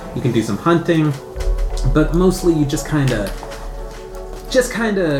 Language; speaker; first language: English; native; English